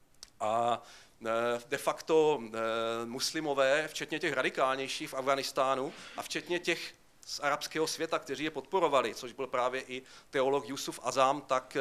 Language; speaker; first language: Czech; native; Czech